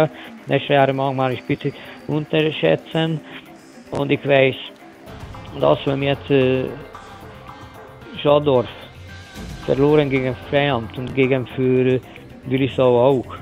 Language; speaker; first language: German; non-native, learner; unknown